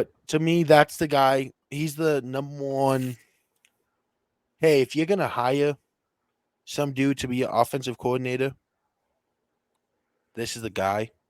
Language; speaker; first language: English; native; English